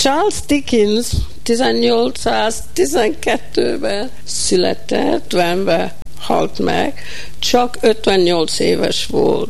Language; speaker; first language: Hungarian; early bilingual, heritage; Hungarian